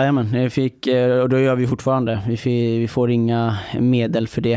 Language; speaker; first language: Swedish; early bilingual, other home language; Persian